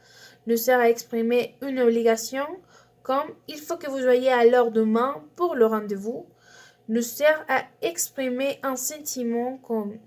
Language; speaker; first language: French; non-native, learner; Spanish